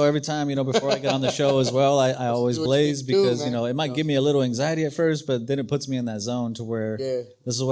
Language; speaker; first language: English; native; English